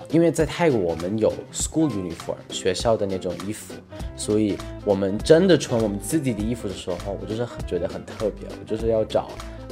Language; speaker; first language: Chinese; non-native, fluent; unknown